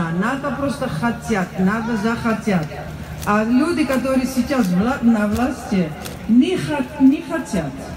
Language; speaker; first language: Russian; non-native, learner; Dutch